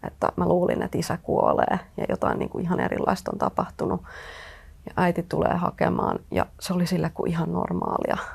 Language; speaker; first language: Finnish; native; Finnish